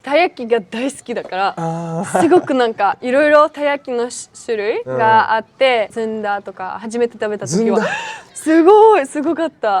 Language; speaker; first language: Japanese; non-native, fluent; Slovak